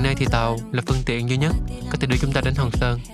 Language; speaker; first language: Vietnamese; native; Vietnamese